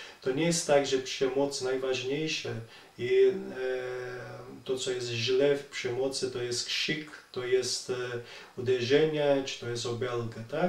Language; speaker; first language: Polish; non-native, learner; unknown